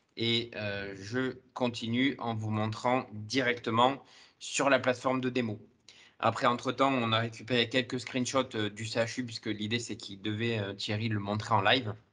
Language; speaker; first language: French; native; French